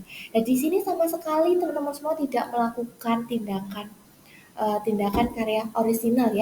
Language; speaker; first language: Indonesian; native; Indonesian